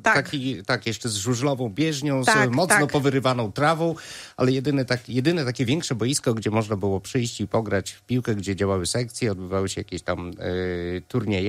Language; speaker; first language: Polish; native; Polish